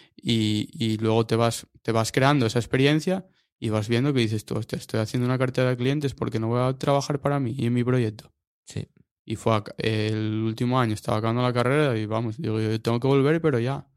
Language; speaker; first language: Spanish; native; Spanish